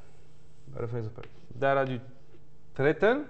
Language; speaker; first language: Norwegian; non-native, learner; French